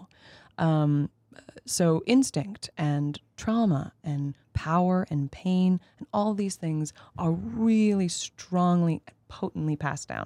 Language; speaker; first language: English; native; English